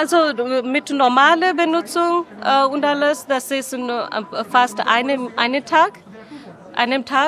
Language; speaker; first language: German; non-native, learner; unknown